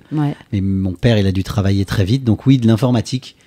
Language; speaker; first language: French; native; French